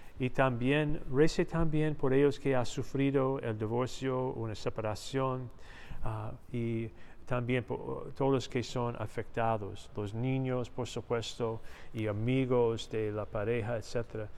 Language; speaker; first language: Spanish; non-native, learner; English